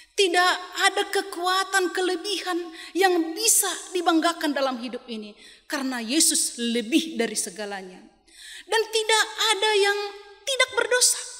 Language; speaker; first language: Indonesian; non-native, local second language; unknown